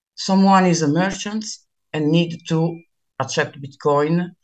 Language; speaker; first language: English; non-native, learner; Italian